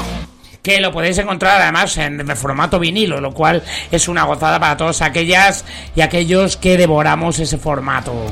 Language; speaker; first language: Spanish; native; Spanish